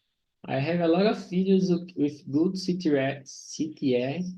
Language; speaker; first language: English; non-native, learner; Portuguese